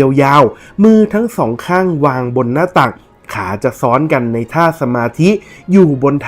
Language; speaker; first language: Thai; native; Thai